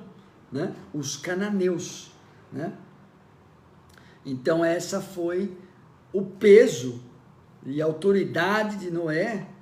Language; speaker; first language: Portuguese; native; Portuguese